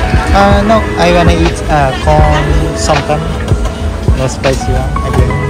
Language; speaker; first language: English; non-native, learner; Japanese